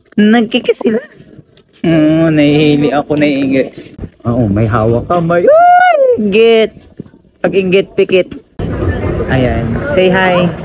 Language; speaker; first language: Filipino; native; Filipino